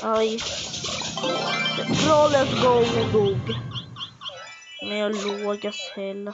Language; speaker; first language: Swedish; early bilingual, other home language; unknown